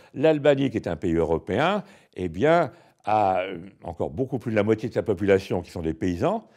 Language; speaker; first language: French; native; French